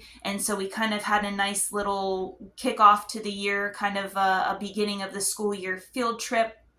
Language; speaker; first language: English; native; English